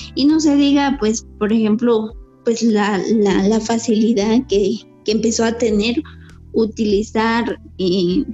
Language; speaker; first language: Spanish; native; Spanish